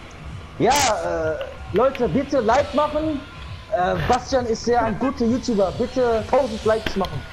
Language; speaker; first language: German; non-native, learner; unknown